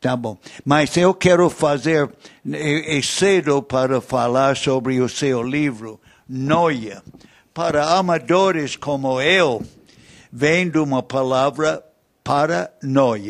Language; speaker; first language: Portuguese; non-native, learner; English